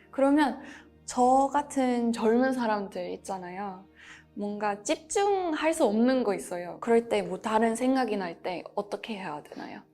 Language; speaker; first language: Korean; non-native, fluent; English